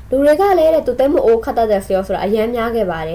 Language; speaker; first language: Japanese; non-native, fluent; Burmese